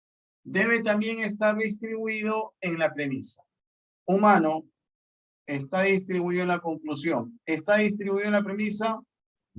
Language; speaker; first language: Spanish; native; Spanish